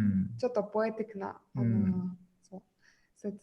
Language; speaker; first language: Japanese; non-native, fluent; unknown